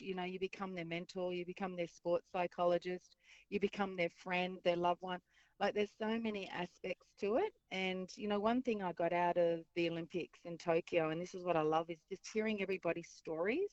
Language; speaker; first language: English; native; English